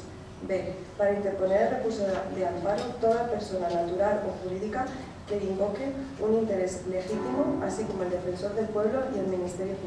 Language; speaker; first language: Spanish; native; Spanish